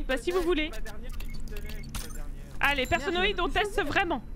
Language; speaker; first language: French; native; French